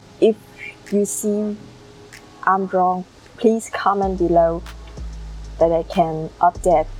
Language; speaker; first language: English; non-native, learner; Vietnamese